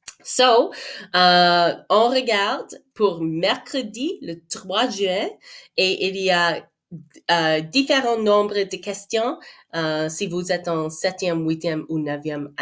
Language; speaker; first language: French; non-native, fluent; English